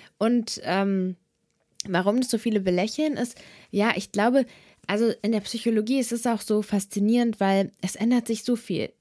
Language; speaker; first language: German; early bilingual, other home language; Serbian